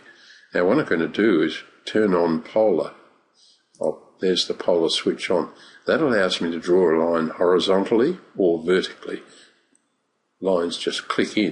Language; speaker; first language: English; native; English